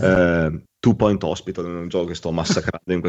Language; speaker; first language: Italian; native; Italian